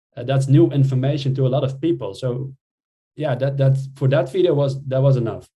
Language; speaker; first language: English; non-native, fluent; Dutch